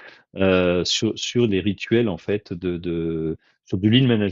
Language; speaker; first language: French; native; French